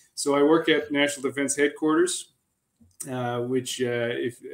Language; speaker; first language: English; native; English